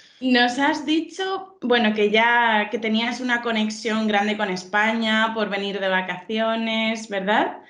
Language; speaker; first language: Spanish; native; Spanish